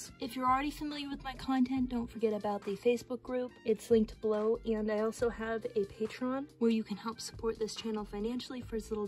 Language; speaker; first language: English; native; English